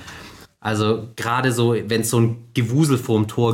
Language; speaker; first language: German; native; German